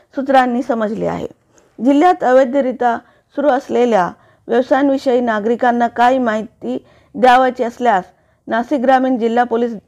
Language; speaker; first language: Marathi; non-native, local second language; Urdu